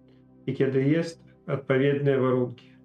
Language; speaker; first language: Polish; non-native, learner; Ukrainian